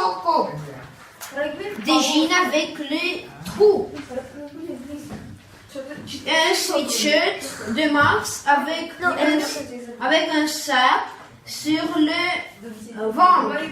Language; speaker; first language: French; non-native, fluent; Russian